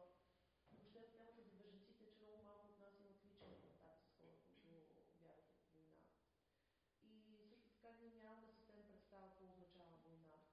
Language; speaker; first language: Bulgarian; native; Bulgarian